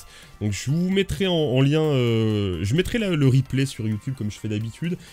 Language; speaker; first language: French; native; French